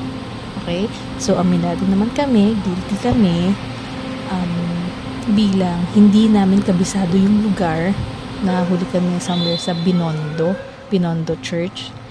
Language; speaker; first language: Filipino; native; Filipino